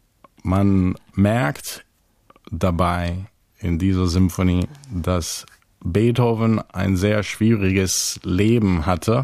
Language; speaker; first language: German; non-native, fluent; English